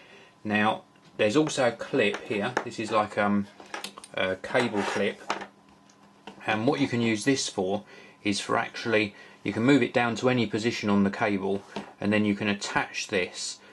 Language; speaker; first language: English; native; English